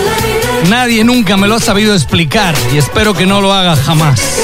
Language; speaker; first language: Spanish; native; Spanish